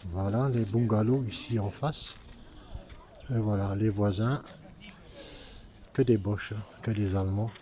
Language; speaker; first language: French; non-native, fluent; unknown